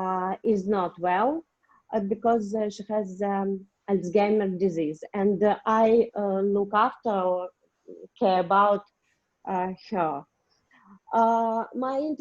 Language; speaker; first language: English; non-native, learner; Russian